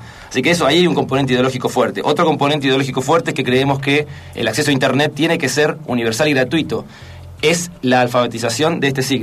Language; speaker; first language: Spanish; native; Spanish